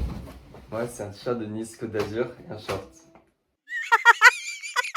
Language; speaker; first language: French; native; French